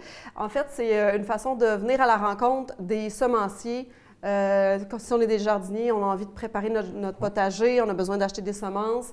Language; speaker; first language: French; native; French